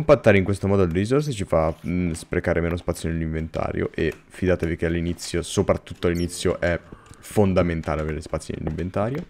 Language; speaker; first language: Italian; native; Italian